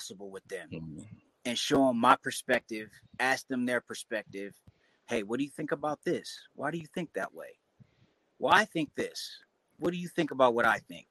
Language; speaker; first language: English; native; English